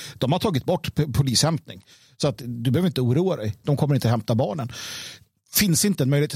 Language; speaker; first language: Swedish; native; Swedish